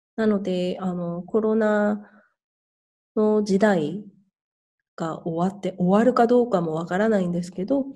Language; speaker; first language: Japanese; non-native, fluent; Korean